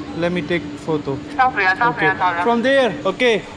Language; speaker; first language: English; non-native, local second language; Hindi